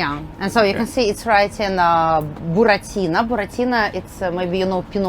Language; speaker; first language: English; non-native, learner; Russian